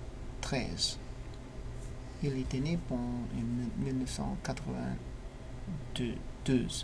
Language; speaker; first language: French; non-native, learner; English